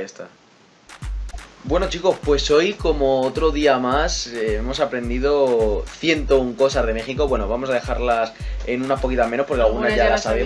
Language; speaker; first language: Spanish; native; Spanish